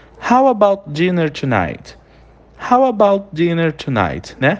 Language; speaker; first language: English; non-native, fluent; Portuguese